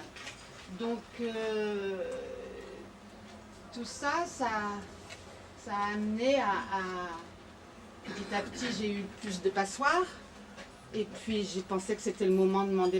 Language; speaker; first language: French; native; French